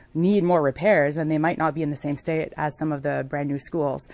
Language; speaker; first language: English; non-native, local second language; French